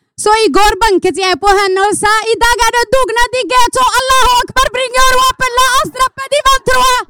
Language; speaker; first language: Norwegian; non-native, fluent; Arabic